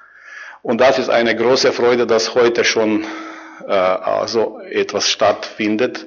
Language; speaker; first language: German; non-native, learner; Croatian